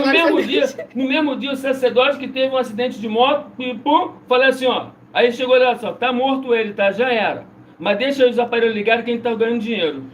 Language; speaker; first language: Portuguese; native; Portuguese